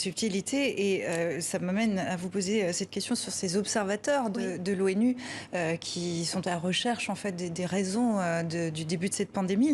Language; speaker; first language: French; native; French